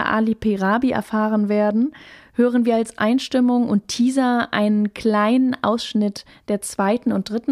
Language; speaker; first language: German; native; German